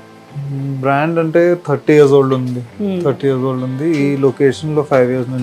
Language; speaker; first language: Telugu; non-native, local second language; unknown